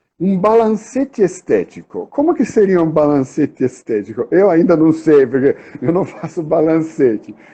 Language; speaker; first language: Portuguese; non-native, fluent; Italian